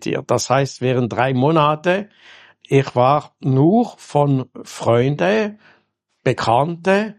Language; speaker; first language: German; non-native, local second language; French